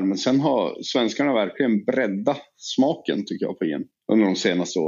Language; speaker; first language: Swedish; native; Swedish